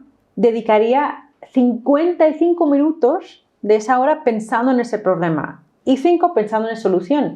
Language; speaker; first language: Spanish; non-native, fluent; English